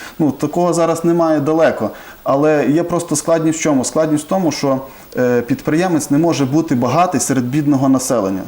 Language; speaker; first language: Ukrainian; native; Ukrainian